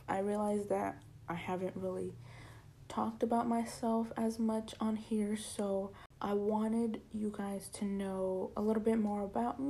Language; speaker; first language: English; early bilingual, other home language; Spanish